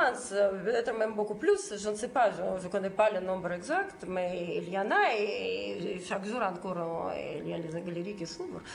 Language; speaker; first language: French; non-native, fluent; Russian